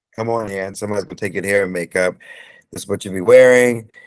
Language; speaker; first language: English; native; English